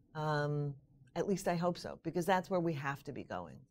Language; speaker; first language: English; native; English